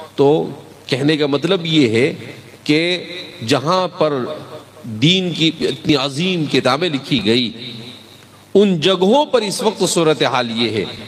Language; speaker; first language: Urdu; non-native, local second language; Gujarati